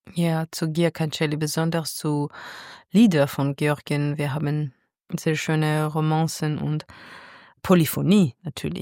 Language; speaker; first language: German; non-native, fluent; Georgian